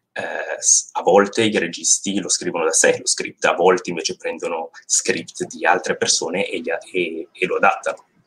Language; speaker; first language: Italian; native; Italian